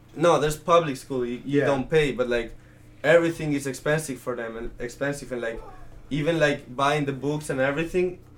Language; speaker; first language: English; early bilingual, other home language; Italian